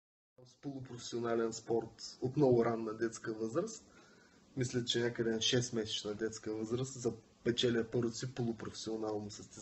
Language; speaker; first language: Bulgarian; native; Bulgarian